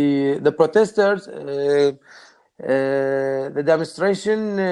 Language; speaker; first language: English; non-native, learner; Arabic